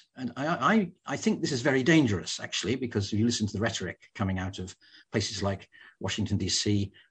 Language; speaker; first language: English; native; English